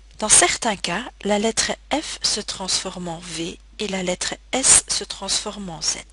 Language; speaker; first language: French; native; French